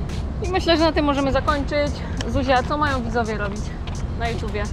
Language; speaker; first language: Polish; native; Polish